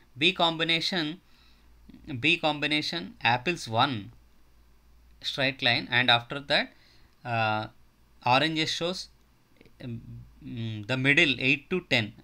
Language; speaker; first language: English; non-native, local second language; Telugu